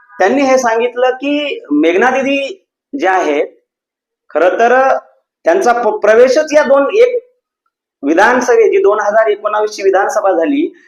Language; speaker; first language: Marathi; non-native, local second language; Lambadi